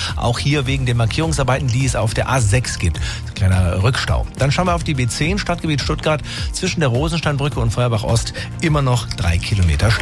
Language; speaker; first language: German; native; German